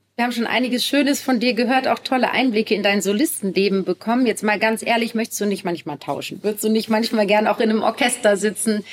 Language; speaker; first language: German; native; German